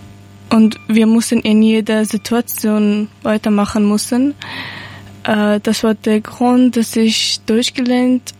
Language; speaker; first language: German; non-native, learner; Persian